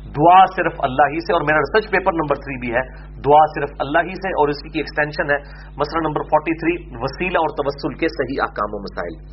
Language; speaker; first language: Urdu; non-native, local second language; Punjabi